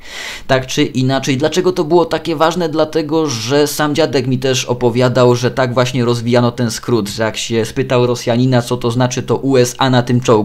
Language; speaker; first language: Polish; native; Polish